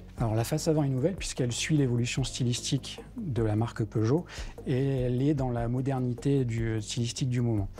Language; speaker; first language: French; native; French